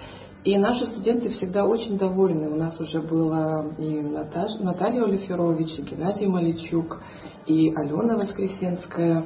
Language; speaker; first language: Russian; non-native, fluent; Lithuanian